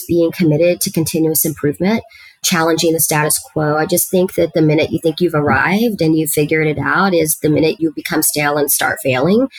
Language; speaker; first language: English; early bilingual, other home language; Spanish